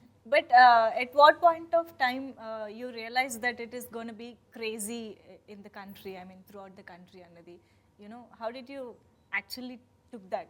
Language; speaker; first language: English; non-native, local second language; Telugu